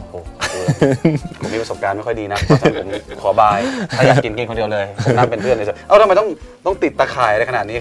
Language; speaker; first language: Thai; native; Thai